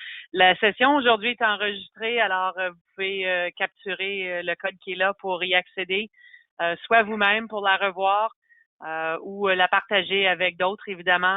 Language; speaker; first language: French; native; French